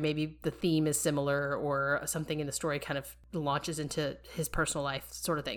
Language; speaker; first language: English; native; English